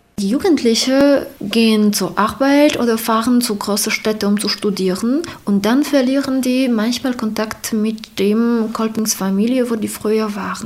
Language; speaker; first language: German; non-native, fluent; Polish